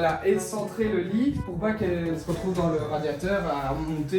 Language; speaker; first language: French; native; French